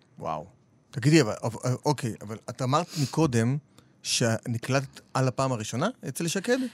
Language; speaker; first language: Hebrew; native; Hebrew